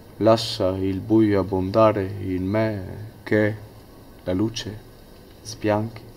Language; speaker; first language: Italian; non-native, fluent; Albanian